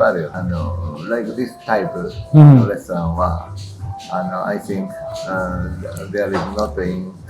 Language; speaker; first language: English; non-native, local second language; Japanese